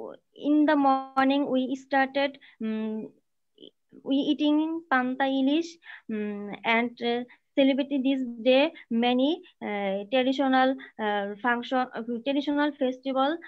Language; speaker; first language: English; non-native, learner; Bangla